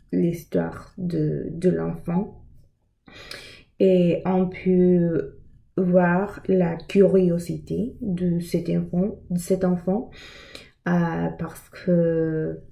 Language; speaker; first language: French; non-native, learner; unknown